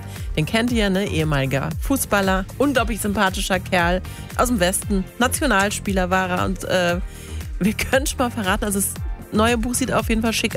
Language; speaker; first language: German; native; German